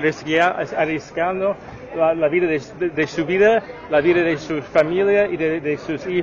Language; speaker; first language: Spanish; non-native, fluent; English